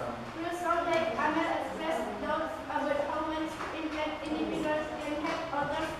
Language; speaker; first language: English; non-native, learner; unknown